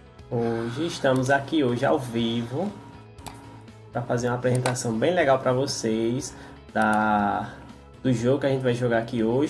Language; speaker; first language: Portuguese; native; Portuguese